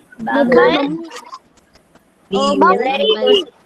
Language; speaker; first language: English; non-native, local second language; Hindi